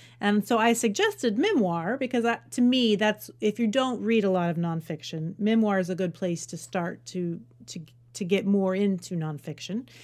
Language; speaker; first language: English; native; English